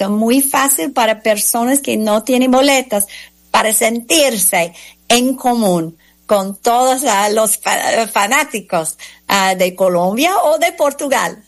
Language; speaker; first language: Spanish; non-native, fluent; English